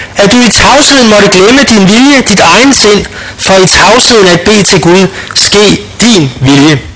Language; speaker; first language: Danish; native; Danish